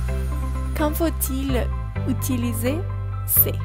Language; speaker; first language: French; non-native, learner; Spanish